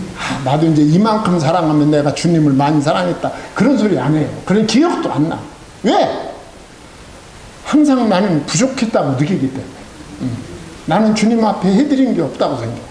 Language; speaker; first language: Korean; native; Korean